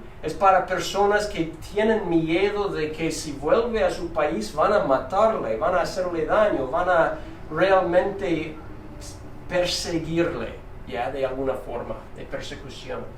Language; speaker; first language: Spanish; non-native, fluent; English